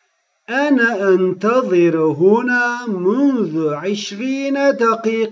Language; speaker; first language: Arabic; non-native, fluent; Turkish